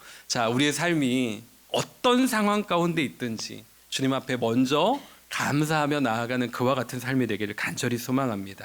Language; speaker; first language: Korean; native; Korean